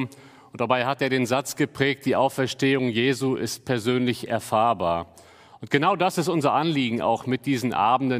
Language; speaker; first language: German; native; German